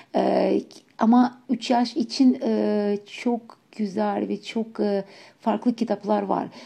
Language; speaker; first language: Turkish; non-native, fluent; Ukrainian